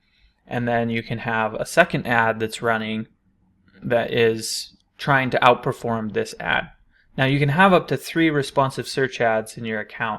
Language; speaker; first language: English; native; English